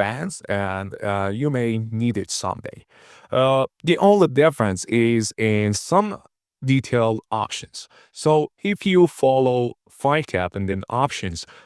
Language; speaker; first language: English; non-native, fluent; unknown